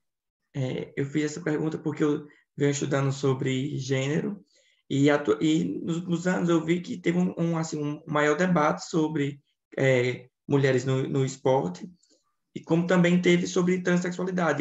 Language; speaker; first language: Portuguese; native; Portuguese